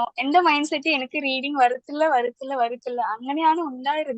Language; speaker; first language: Malayalam; early bilingual, heritage; Malayalam